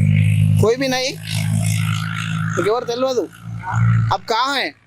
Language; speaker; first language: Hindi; non-native, local second language; Telugu